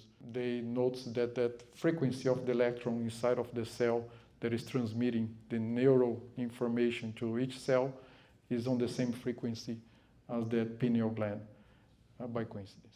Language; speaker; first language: English; non-native, fluent; Portuguese